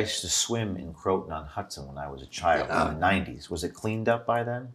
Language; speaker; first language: English; native; English